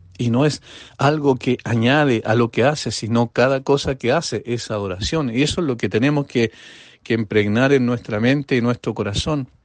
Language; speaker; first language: Spanish; native; Spanish